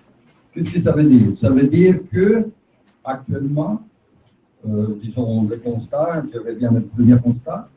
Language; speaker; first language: French; native; French